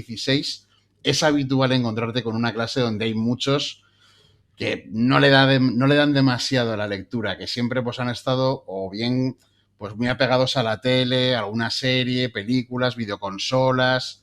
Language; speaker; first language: Spanish; native; Spanish